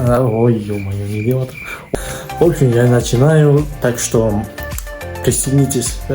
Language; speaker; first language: Russian; non-native, local second language; Kazakh